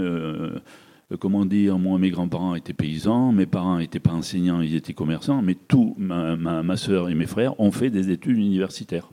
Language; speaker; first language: French; native; French